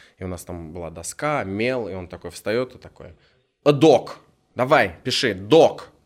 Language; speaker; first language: Russian; native; Russian